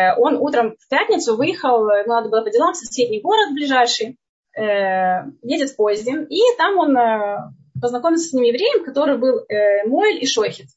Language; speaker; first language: Russian; native; Russian